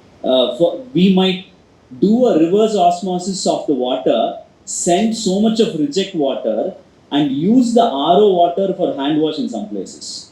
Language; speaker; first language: English; non-native, local second language; Tamil